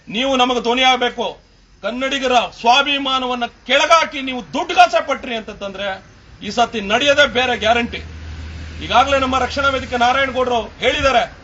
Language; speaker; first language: Kannada; native; Kannada